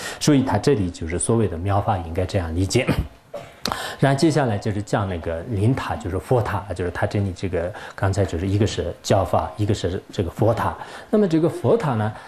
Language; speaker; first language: Chinese; non-native, local second language; Tibetan